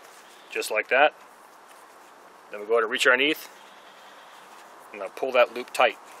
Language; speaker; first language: English; native; English